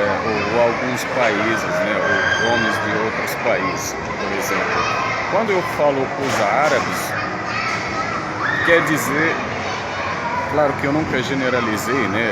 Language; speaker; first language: Portuguese; non-native, fluent; Arabic